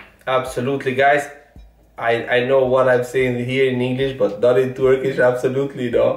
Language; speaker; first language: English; non-native, fluent; Italian